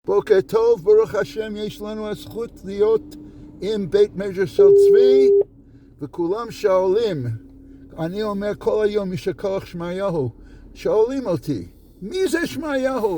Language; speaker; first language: Hebrew; non-native, fluent; English